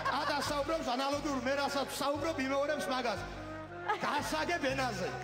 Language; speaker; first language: Georgian; non-native, local second language; Mingrelian